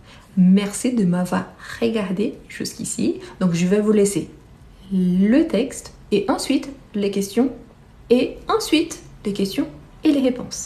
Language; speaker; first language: French; non-native, fluent; Portuguese